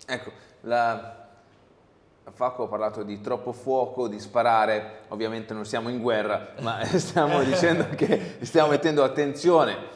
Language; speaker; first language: Italian; native; Italian